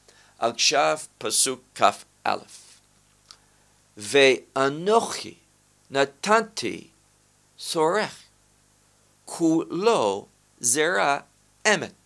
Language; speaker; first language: Hebrew; non-native, fluent; English